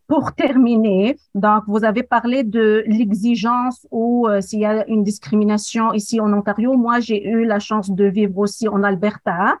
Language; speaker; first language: French; non-native, local second language; Arabic